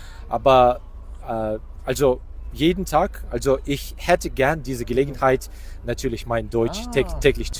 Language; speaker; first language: German; non-native, learner; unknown